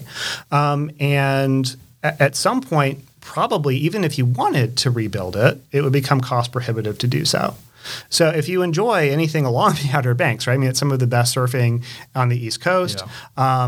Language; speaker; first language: English; native; English